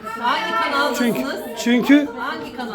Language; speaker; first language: Turkish; early bilingual, heritage; Turkish